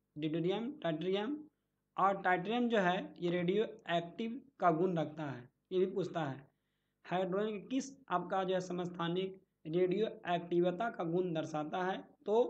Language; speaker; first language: Hindi; native; Hindi